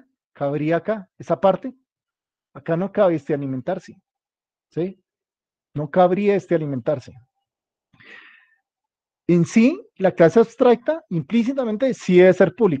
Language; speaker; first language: Spanish; native; Spanish